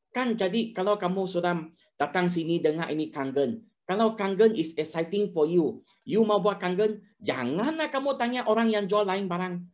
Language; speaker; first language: Malay; non-native, local second language; Chinese